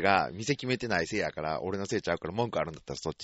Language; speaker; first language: Japanese; native; Japanese